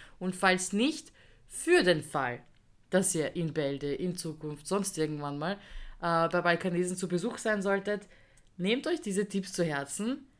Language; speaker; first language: German; early bilingual, other home language; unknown